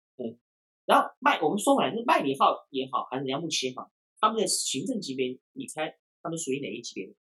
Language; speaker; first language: Chinese; non-native, local second language; Cantonese